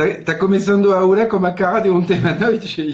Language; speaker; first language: Portuguese; non-native, fluent; French